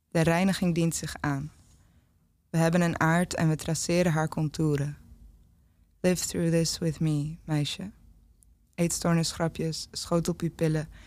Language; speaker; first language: Dutch; native; Dutch